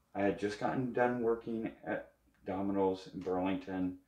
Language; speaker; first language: English; native; English